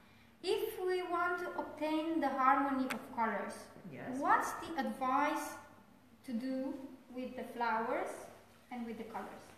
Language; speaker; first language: English; non-native, fluent; Romanian